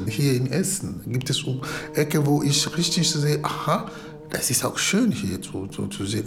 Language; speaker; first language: German; non-native, fluent; Lingala